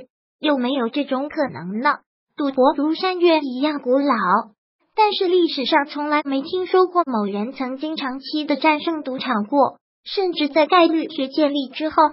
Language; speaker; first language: Chinese; native; Chinese